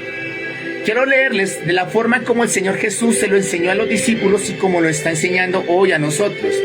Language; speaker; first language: Spanish; native; Spanish